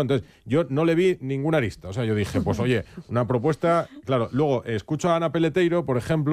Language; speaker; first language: Spanish; native; Spanish